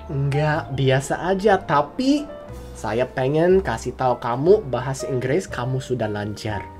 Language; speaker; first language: Indonesian; non-native, fluent; English